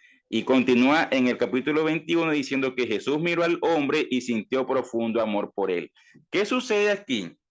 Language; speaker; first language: Spanish; native; Spanish